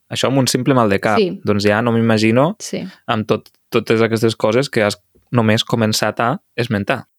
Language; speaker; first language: Catalan; native; Catalan